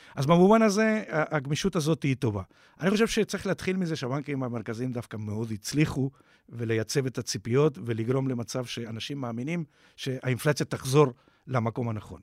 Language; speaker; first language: Hebrew; non-native, fluent; Spanish